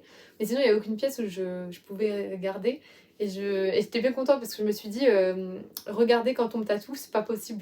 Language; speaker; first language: French; native; French